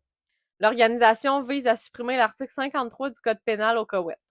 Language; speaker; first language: French; native; French